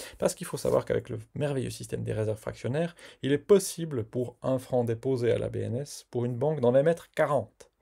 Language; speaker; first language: French; native; French